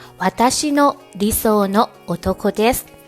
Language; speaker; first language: Japanese; non-native, fluent; Thai